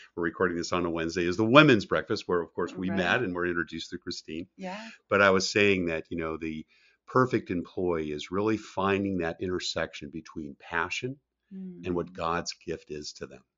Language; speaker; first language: English; native; English